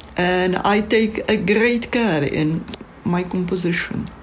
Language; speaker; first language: English; non-native, fluent; Czech